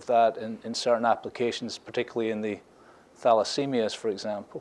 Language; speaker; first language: English; native; English